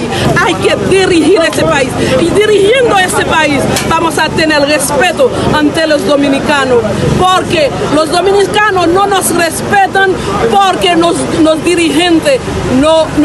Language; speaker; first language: Spanish; non-native, fluent; Haitian Creole